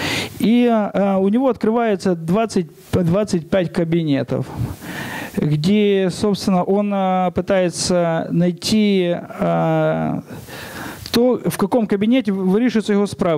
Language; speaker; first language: Russian; non-native, local second language; Ukrainian